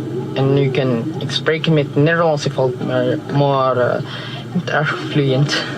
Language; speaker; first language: Dutch; non-native, learner; Filipino